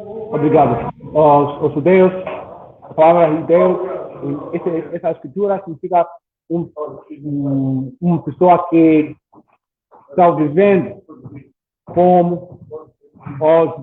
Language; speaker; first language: Portuguese; non-native, learner; English